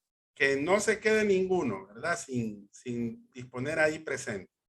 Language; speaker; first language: Spanish; native; Spanish